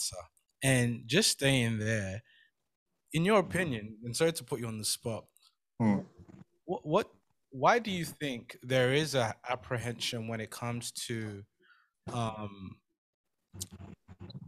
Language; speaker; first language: English; native; English